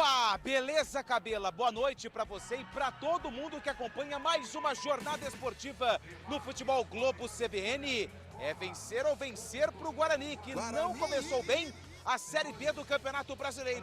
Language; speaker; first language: Portuguese; native; Portuguese